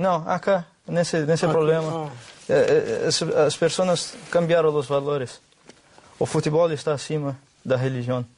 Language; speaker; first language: Spanish; non-native, learner; Portuguese